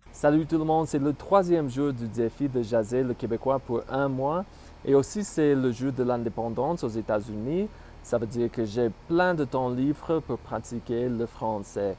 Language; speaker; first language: French; non-native, fluent; English